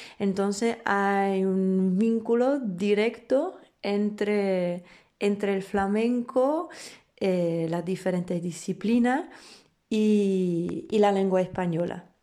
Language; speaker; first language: Spanish; non-native, fluent; Polish